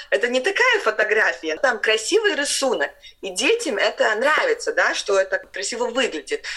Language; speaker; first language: Russian; non-native, local second language; Latvian